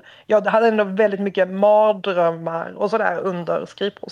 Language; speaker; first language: Swedish; native; Swedish